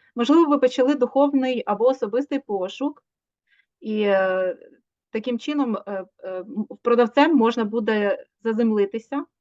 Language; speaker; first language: Ukrainian; native; Ukrainian